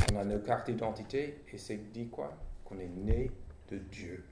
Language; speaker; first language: French; non-native, fluent; English